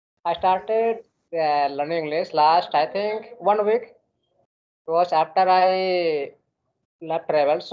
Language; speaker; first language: English; non-native, learner; Hindi